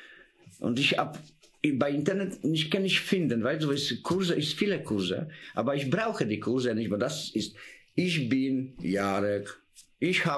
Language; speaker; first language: German; non-native, learner; Polish